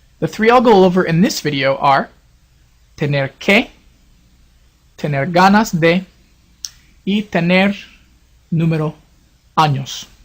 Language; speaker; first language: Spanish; non-native, fluent; English